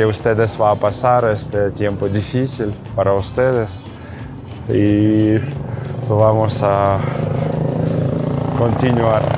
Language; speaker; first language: Spanish; non-native, learner; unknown